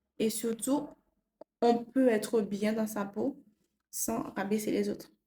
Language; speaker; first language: French; non-native, local second language; Haitian Creole